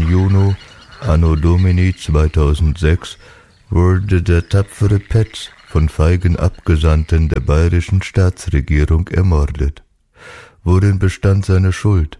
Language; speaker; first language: German; native; German